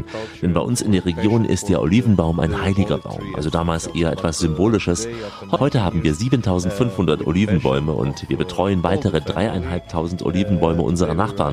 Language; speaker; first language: German; native; German